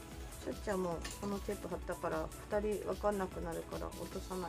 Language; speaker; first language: Japanese; native; Japanese